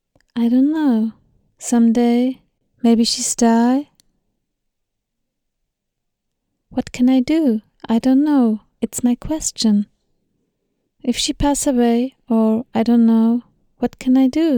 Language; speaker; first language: English; non-native, learner; Thai